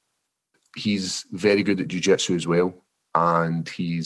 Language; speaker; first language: English; native; English